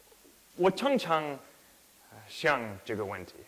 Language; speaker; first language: Chinese; non-native, learner; English